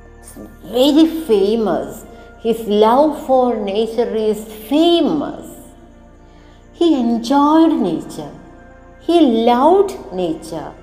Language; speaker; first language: English; non-native, local second language; Malayalam